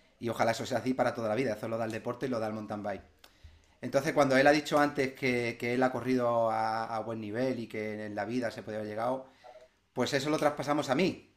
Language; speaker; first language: Spanish; native; Spanish